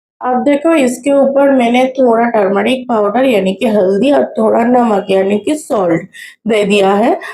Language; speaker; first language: Hindi; non-native, local second language; Bangla